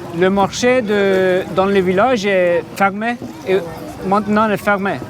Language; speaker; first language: French; non-native, learner; Turkish